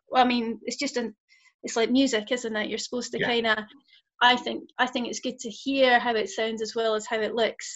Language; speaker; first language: English; native; English